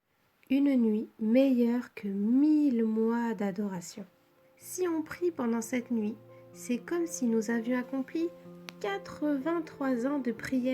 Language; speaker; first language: French; native; French